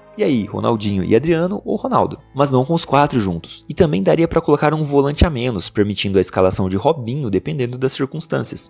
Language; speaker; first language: Portuguese; native; Portuguese